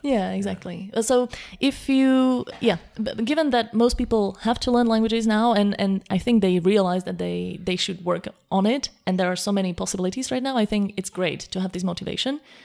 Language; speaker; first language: English; non-native, fluent; Slovak